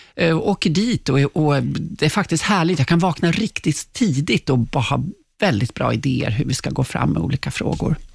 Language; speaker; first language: Swedish; native; Swedish